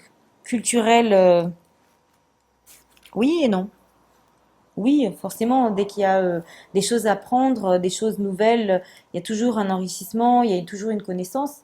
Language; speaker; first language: French; non-native, local second language; Comorian